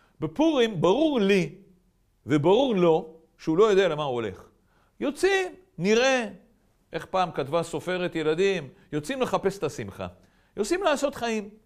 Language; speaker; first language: Hebrew; native; Hebrew